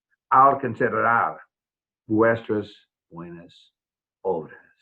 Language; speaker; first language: Spanish; non-native, fluent; English